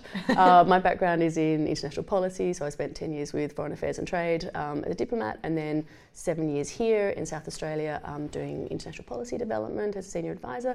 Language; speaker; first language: English; native; English